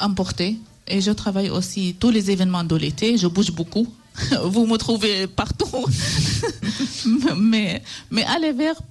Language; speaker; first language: French; non-native, learner; Arabic